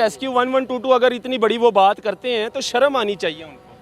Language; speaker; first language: Urdu; non-native, local second language; Punjabi